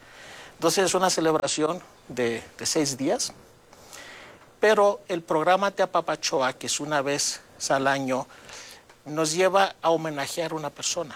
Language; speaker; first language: Spanish; non-native, fluent; Greek